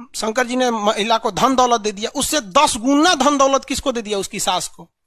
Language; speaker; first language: Hindi; native; Hindi